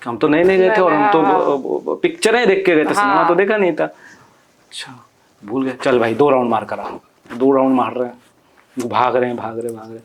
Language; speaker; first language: Hindi; non-native, local second language; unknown